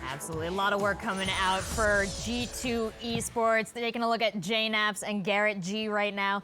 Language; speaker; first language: English; native; English